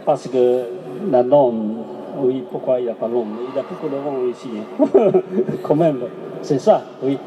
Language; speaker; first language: French; non-native, learner; Chinese